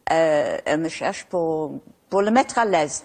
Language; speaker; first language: French; non-native, fluent; English